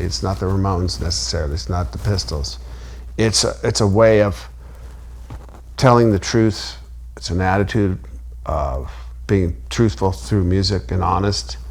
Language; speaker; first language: English; native; English